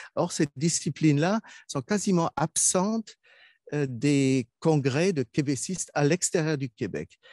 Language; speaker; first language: French; non-native, fluent; German